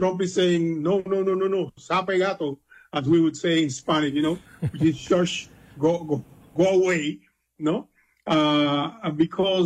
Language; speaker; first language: English; non-native, fluent; Spanish